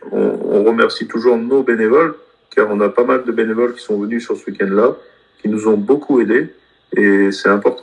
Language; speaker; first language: French; native; French